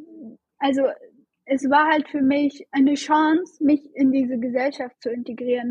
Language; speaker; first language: German; non-native, fluent; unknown